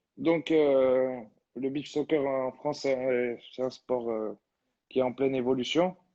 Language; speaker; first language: French; non-native, local second language; Arabic